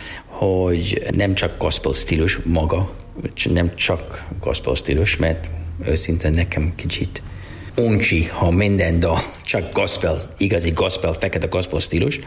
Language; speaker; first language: Hungarian; non-native, learner; English